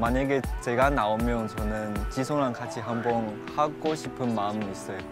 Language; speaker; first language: Korean; non-native, learner; Chinese